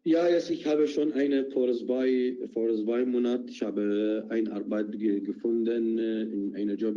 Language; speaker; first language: German; non-native, learner; Arabic